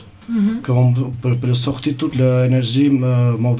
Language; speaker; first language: French; non-native, learner; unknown